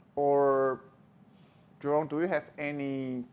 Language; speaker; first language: English; non-native, learner; Chinese